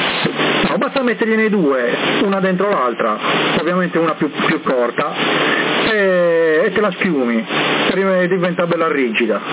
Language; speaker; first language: Italian; native; Italian